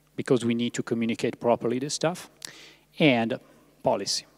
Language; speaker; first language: English; non-native, fluent; Italian